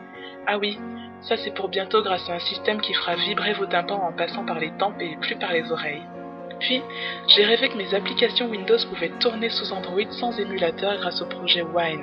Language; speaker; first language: French; native; French